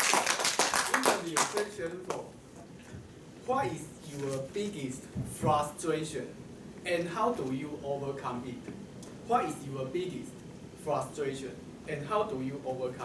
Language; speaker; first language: English; non-native, learner; Chinese